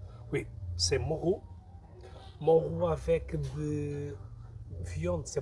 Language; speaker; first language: French; non-native, learner; Portuguese